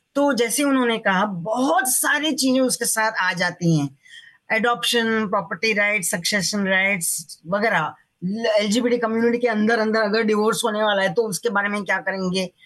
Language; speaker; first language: Hindi; non-native, local second language; Marathi